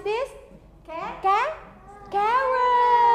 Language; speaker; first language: English; non-native, learner; Indonesian